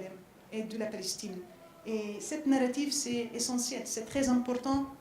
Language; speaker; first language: French; non-native, fluent; Arabic